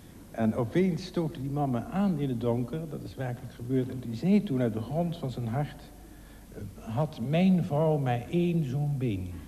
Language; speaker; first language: Dutch; native; Dutch